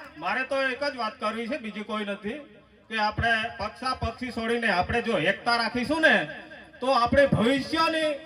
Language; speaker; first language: Gujarati; non-native, local second language; Bhili